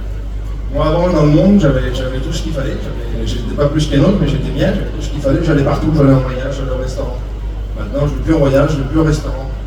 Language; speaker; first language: French; native; French